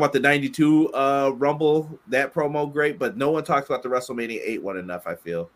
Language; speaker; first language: English; native; English